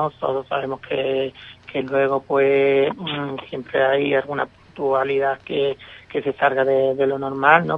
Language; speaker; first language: Spanish; native; Spanish